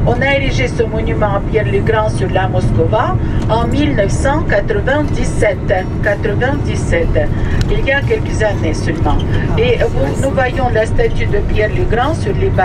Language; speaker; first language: French; non-native, fluent; Russian